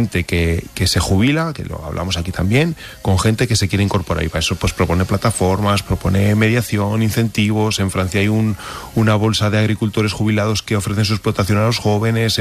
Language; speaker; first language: Spanish; native; Spanish